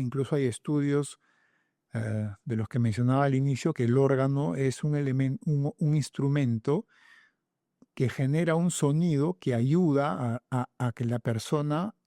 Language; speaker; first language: Spanish; native; Spanish